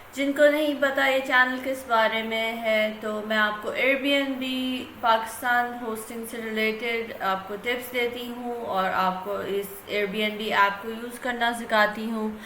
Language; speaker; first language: Urdu; native; Urdu